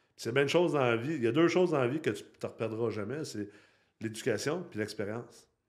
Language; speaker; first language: French; native; French